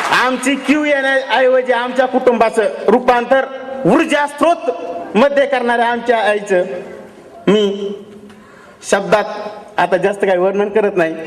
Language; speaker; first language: Marathi; non-native, local second language; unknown